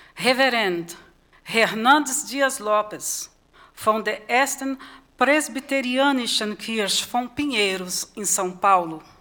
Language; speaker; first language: German; non-native, fluent; Portuguese